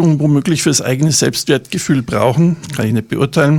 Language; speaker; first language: German; native; German